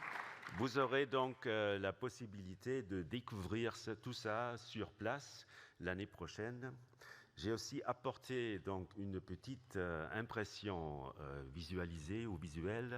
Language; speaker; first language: French; non-native, fluent; German